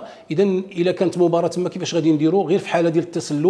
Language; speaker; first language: Arabic; native; Arabic